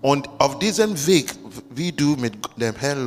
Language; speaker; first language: German; non-native, learner; Russian